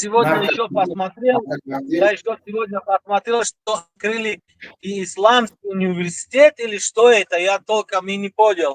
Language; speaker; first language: Russian; non-native, local second language; Tajik